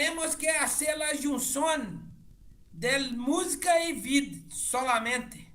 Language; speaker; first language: Spanish; non-native, learner; Portuguese